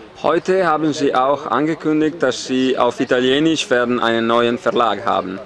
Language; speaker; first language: German; non-native, fluent; Italian